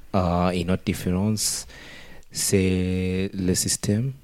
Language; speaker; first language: French; non-native, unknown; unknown